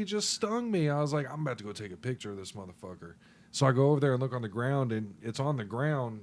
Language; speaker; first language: English; native; English